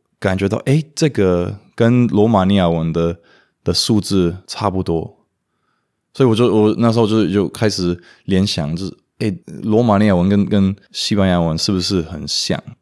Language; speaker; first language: Chinese; non-native, fluent; Romanian